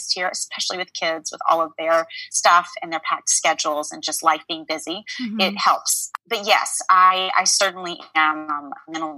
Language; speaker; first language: English; native; English